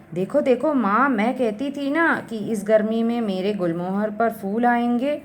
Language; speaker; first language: Hindi; non-native, local second language; Malayalam